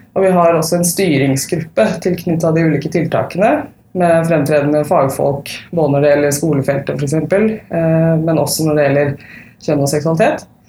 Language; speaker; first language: Norwegian; native; Norwegian